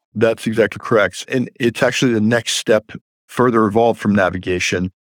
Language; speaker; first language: English; early bilingual, other home language; Persian